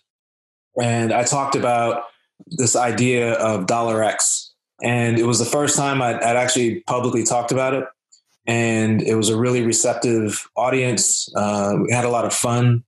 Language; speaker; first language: English; native; English